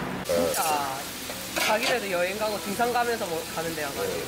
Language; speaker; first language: Korean; native; Korean